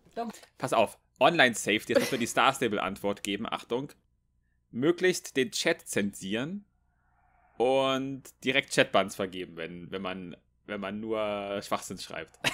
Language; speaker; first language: German; native; German